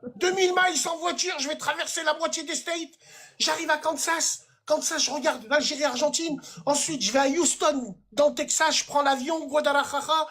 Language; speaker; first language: French; early bilingual, other home language; Arabic